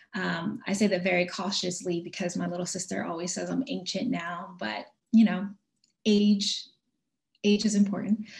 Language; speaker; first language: English; native; English